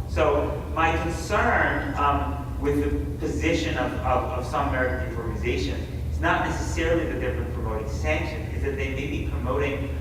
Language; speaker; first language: English; native; English